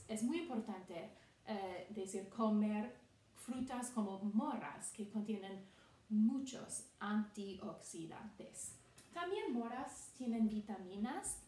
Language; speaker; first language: Spanish; non-native, fluent; English